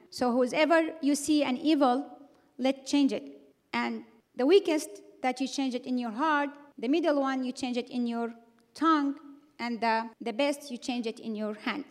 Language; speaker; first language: English; non-native, fluent; Arabic